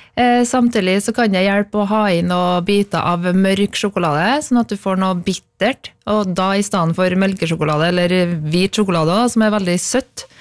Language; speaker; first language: Norwegian; native; Norwegian